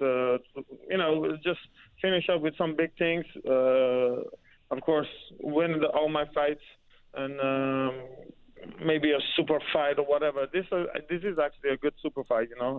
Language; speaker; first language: English; non-native, fluent; Dutch